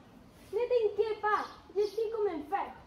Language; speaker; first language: French; non-native, learner; Spanish